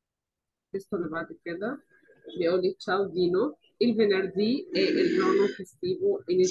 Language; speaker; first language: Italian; non-native, fluent; Arabic